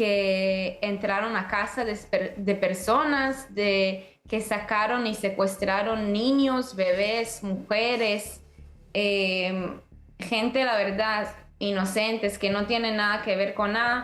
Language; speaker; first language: Spanish; early bilingual, heritage; Spanish